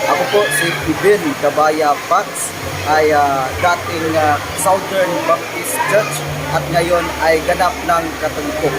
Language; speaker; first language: Filipino; non-native, local second language; Cebuano